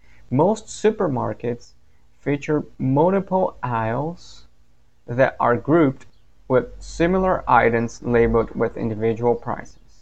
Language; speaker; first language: English; non-native, fluent; Portuguese